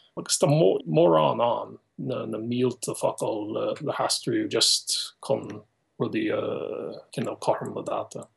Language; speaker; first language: Irish; non-native, fluent; English